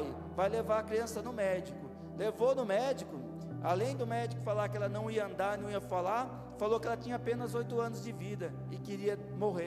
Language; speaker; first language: Portuguese; native; Portuguese